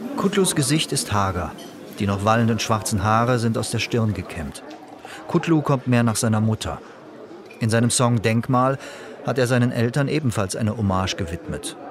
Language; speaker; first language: German; native; German